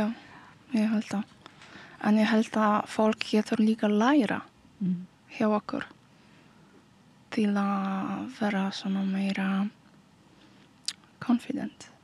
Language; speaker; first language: Icelandic; non-native, learner; Polish